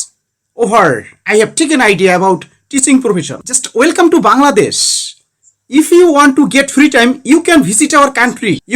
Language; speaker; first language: English; non-native, learner; Bangla